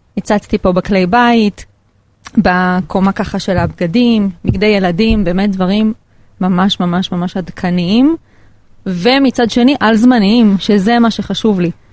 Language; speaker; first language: Hebrew; native; Hebrew